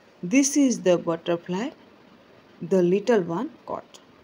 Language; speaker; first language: English; non-native, local second language; Gujarati